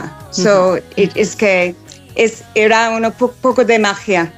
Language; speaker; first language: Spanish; non-native, learner; English